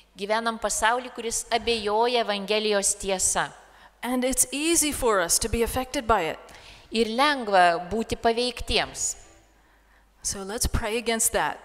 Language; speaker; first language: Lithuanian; native; Lithuanian